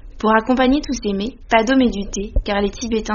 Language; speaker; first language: French; native; French